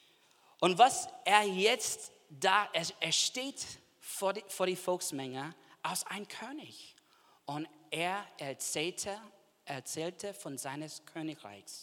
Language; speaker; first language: German; non-native, fluent; English